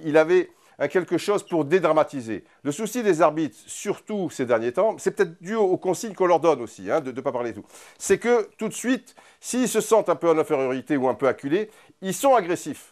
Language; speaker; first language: French; native; French